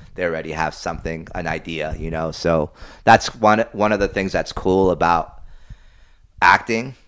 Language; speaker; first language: English; early bilingual, other home language; Spanish